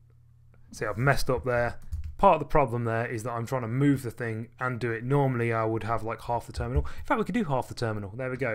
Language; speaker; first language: English; native; English